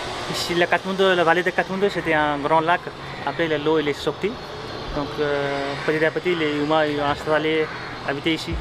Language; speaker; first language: French; non-native, learner; Nepali